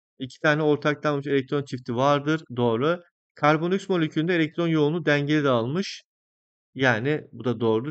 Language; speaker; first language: Turkish; native; Turkish